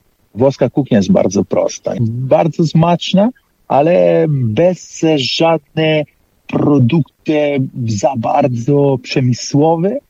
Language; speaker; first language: Polish; non-native, fluent; Italian